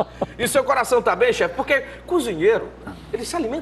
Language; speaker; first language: Portuguese; native; Portuguese